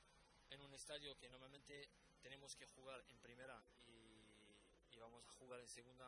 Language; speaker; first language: Spanish; non-native, fluent; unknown